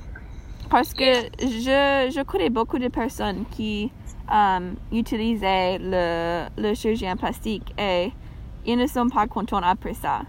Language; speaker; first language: French; non-native, learner; English